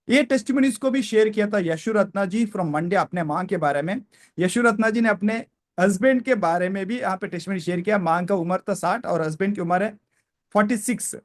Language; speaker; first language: Hindi; non-native, local second language; Kannada